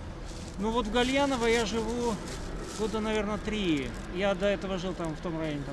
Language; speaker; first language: Russian; native; Russian